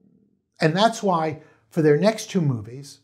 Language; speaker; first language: English; native; English